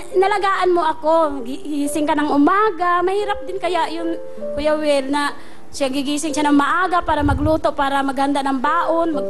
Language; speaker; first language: Filipino; non-native, local second language; Cebuano